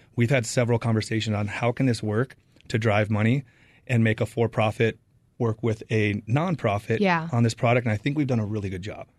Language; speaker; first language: English; native; English